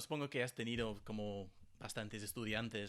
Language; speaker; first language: Spanish; non-native, fluent; English